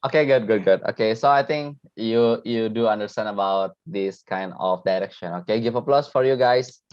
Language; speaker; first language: English; non-native, fluent; Indonesian